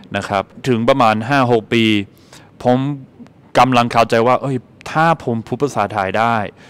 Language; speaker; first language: Thai; non-native, fluent; English